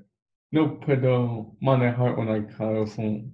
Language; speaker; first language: Spanish; non-native, learner; English